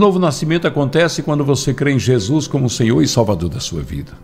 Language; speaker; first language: Portuguese; native; Portuguese